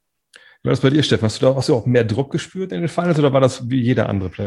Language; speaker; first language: German; native; German